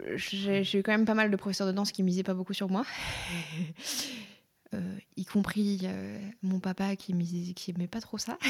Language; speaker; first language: French; native; French